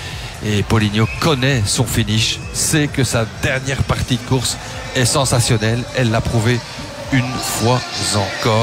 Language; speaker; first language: French; native; French